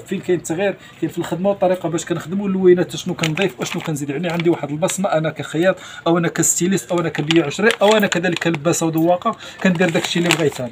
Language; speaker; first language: Arabic; native; Arabic